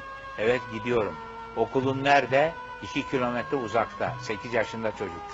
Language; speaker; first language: Turkish; native; Turkish